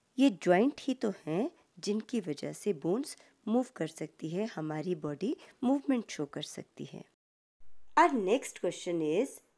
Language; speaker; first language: Hindi; native; Hindi